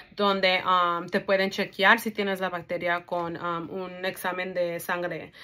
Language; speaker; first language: Spanish; early bilingual, heritage; Spanish